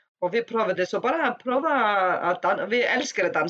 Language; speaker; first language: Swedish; non-native, learner; Icelandic